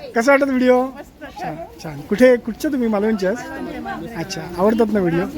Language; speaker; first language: Marathi; native; Marathi